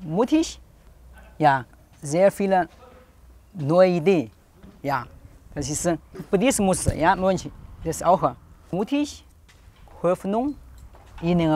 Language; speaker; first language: German; non-native, learner; Chinese